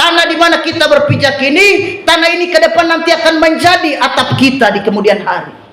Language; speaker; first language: Indonesian; native; Indonesian